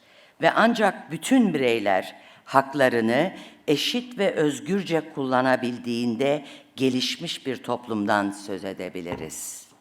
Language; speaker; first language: Turkish; native; Turkish